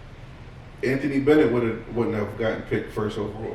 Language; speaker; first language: English; native; English